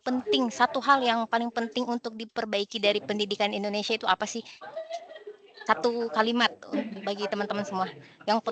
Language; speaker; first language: Indonesian; native; Indonesian